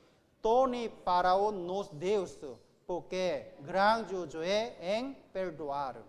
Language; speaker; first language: Portuguese; non-native, learner; Korean